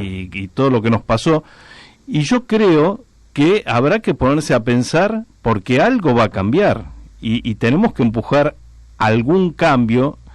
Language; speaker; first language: Spanish; native; Spanish